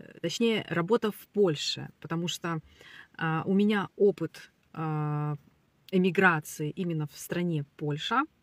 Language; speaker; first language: Russian; native; Russian